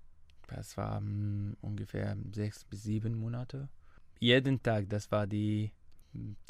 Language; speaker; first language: German; non-native, learner; Arabic